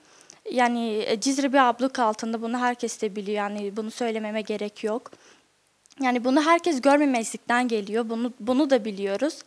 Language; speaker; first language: Turkish; non-native, local second language; Kurdish